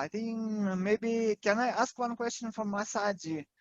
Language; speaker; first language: English; non-native, fluent; Russian